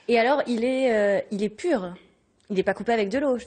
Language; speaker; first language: French; native; French